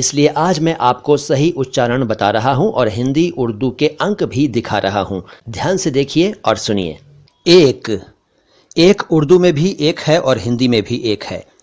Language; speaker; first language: Hindi; native; Hindi